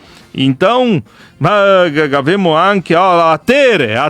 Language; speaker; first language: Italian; early bilingual, heritage; Portuguese